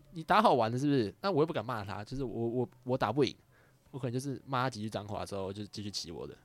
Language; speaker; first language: Chinese; native; Chinese